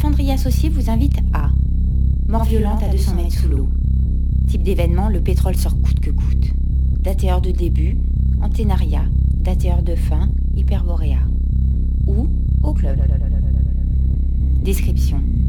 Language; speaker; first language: French; native; French